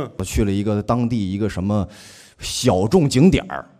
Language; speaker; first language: Chinese; native; Chinese